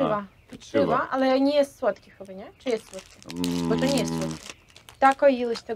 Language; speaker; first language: Polish; non-native, fluent; Russian